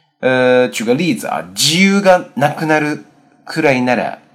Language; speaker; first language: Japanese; non-native, fluent; Chinese